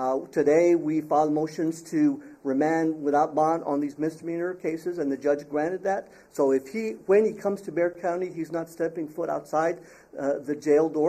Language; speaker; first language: English; early bilingual, other home language; Spanish